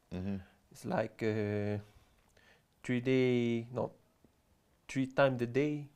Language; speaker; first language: English; non-native, learner; French